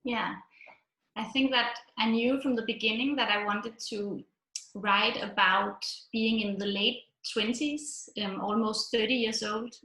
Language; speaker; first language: English; non-native, fluent; Danish